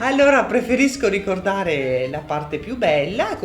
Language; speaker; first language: Italian; native; Italian